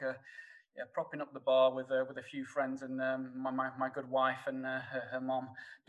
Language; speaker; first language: English; native; English